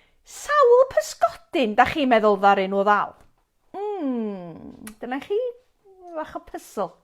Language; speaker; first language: Welsh; native; Welsh